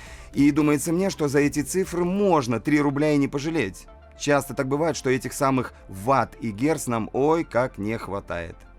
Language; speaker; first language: Russian; native; Russian